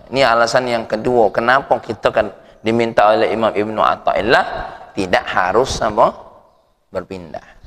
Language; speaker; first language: Indonesian; native; Indonesian